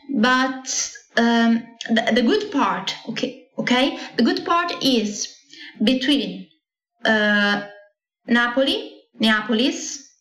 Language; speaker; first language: English; non-native, learner; Italian